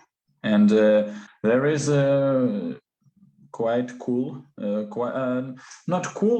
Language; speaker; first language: English; non-native, learner; Russian